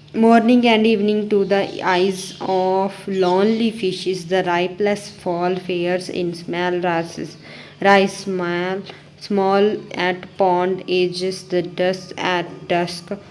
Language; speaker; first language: English; non-native, local second language; Punjabi